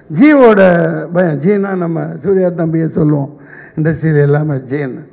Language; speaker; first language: Tamil; native; Tamil